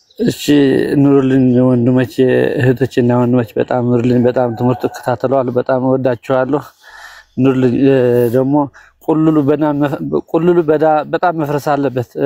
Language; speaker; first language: Amharic; non-native, local second language; Tigrinya